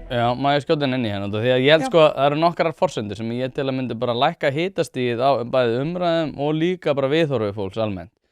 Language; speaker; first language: Icelandic; native; Icelandic